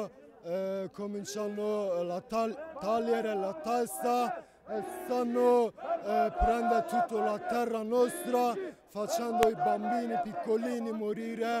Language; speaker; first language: Italian; non-native, learner; Kurdish